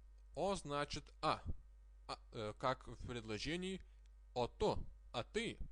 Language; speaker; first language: Russian; non-native, fluent; Lithuanian